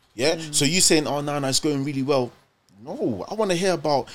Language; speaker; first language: English; early bilingual, other home language; German